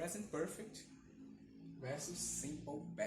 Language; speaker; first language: English; non-native, fluent; Portuguese